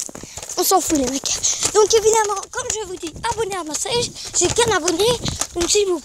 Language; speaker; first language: French; native; French